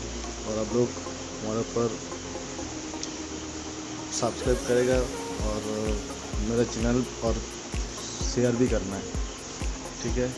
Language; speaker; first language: Hindi; non-native, local second language; Bangla